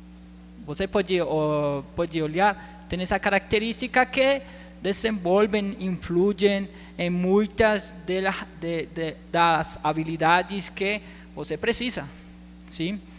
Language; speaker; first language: Portuguese; non-native, learner; Spanish